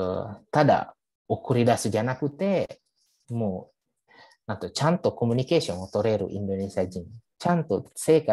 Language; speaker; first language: Japanese; non-native, fluent; Indonesian